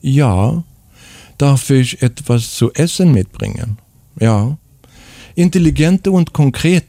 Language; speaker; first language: German; non-native, fluent; Swedish